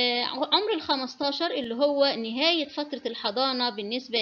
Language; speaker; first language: Arabic; native; Arabic